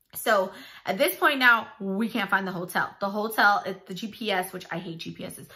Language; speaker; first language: English; native; English